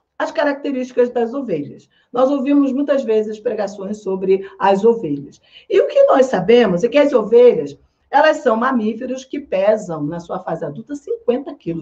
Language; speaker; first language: Portuguese; native; Portuguese